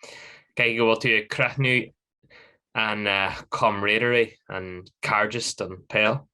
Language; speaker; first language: Irish; non-native, local second language; English